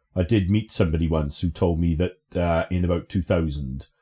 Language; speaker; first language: English; native; English